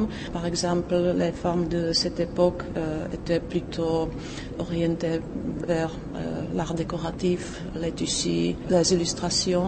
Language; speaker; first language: French; non-native, fluent; Czech